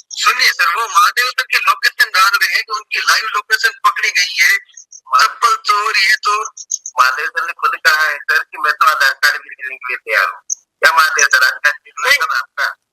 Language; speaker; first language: Hindi; native; Hindi